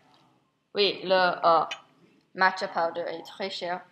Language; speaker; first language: French; non-native, learner; English